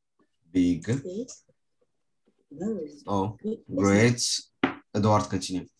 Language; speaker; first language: English; non-native, fluent; Russian